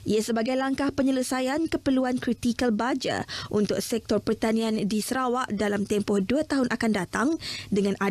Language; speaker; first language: Malay; native; Malay